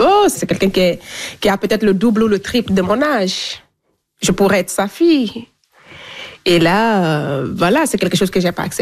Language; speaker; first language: French; non-native, local second language; Fula